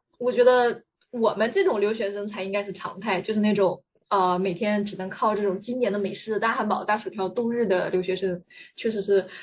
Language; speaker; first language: Chinese; native; Chinese